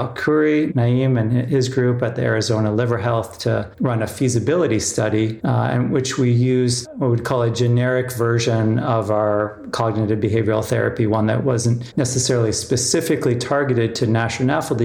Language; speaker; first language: English; native; English